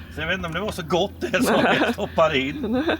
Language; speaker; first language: Swedish; native; Swedish